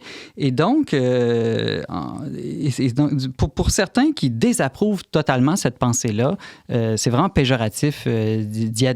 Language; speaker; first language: French; native; French